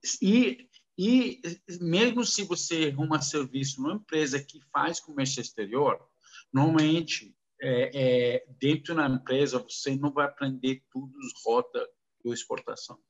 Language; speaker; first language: Portuguese; non-native, learner; Arabic